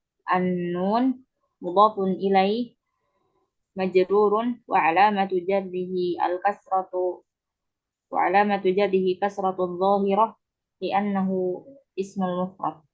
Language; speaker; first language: Arabic; non-native, learner; Indonesian